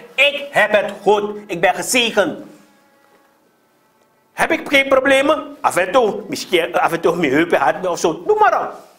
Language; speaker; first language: Dutch; non-native, local second language; Sranan Tongo